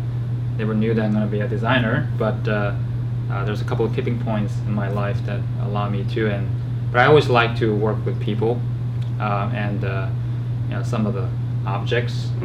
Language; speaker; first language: English; non-native, fluent; Korean